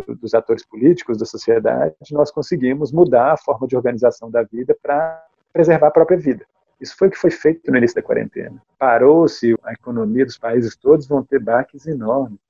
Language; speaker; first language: Portuguese; native; Portuguese